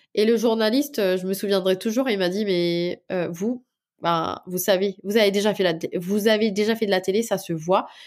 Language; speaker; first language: French; non-native, local second language; Morisyen